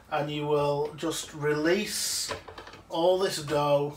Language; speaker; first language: English; native; English